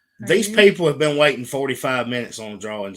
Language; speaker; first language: English; native; English